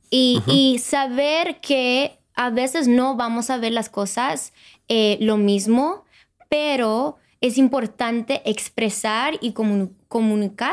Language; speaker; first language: Spanish; early bilingual, other home language; English